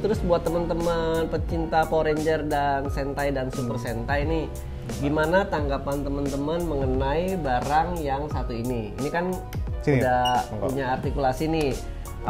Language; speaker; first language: Indonesian; native; Indonesian